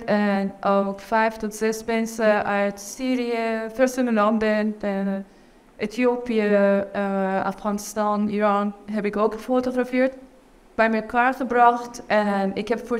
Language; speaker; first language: Dutch; non-native, learner; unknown